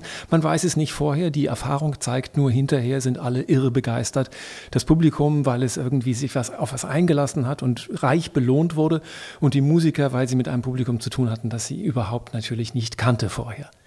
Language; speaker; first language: German; native; German